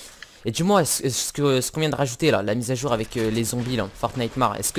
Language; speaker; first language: French; native; French